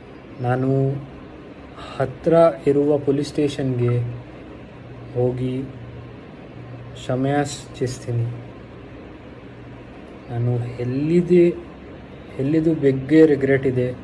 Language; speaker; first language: Kannada; non-native, local second language; Hindi